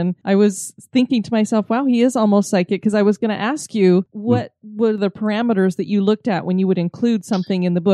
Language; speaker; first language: English; native; English